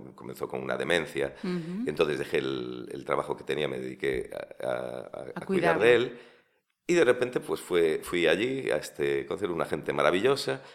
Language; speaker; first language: Spanish; native; Spanish